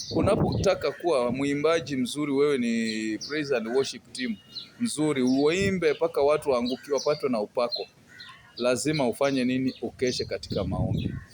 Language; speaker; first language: Swahili; non-native, local second language; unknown